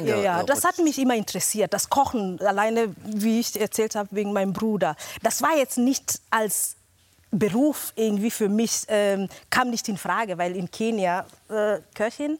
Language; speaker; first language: German; non-native, fluent; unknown